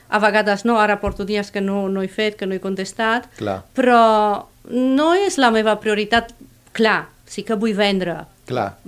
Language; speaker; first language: Catalan; non-native, fluent; Spanish